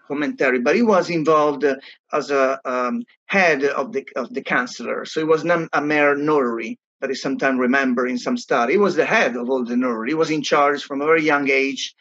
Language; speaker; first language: English; non-native, fluent; Italian